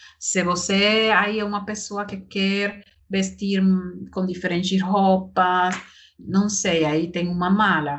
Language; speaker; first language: Portuguese; non-native, learner; Spanish